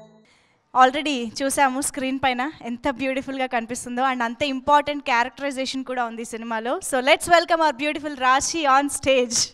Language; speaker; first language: Telugu; native; Telugu